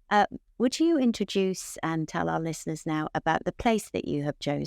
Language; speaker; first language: English; native; English